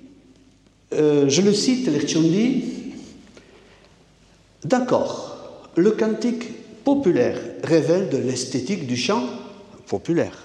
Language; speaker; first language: French; native; French